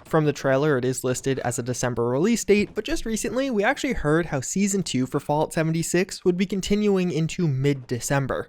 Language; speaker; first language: English; native; English